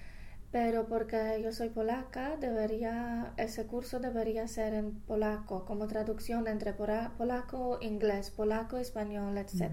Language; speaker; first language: Spanish; non-native, fluent; English